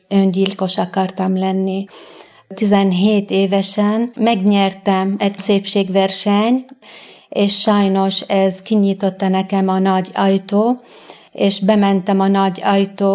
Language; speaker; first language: Hungarian; non-native, fluent; Arabic